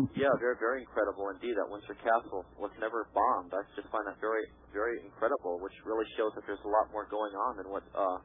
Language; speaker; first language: English; native; English